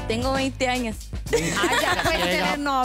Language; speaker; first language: Spanish; early bilingual, heritage; Spanish